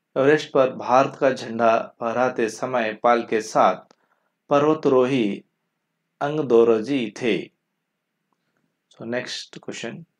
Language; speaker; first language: Hindi; non-native, local second language; Kannada